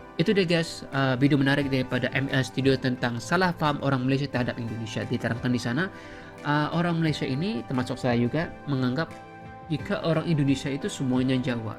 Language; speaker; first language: Malay; native; Malay